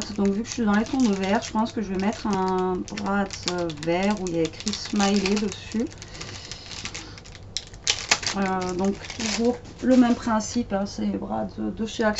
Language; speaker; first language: French; native; French